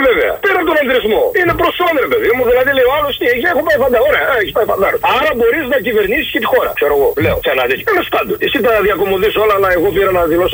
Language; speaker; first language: Greek; native; Greek